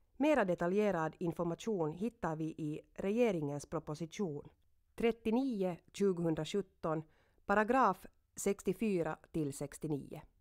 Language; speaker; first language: Swedish; native; Swedish